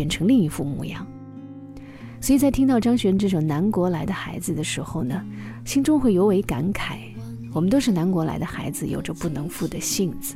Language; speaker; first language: Chinese; native; Chinese